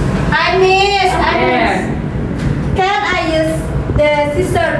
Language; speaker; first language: English; non-native, learner; Indonesian